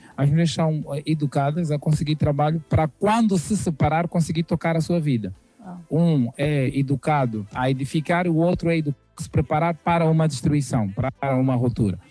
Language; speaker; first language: Portuguese; native; Portuguese